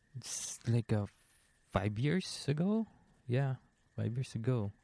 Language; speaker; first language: English; non-native, local second language; Filipino